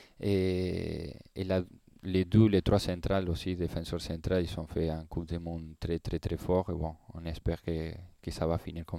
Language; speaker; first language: French; non-native, learner; Spanish